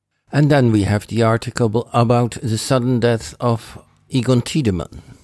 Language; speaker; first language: English; non-native, fluent; Dutch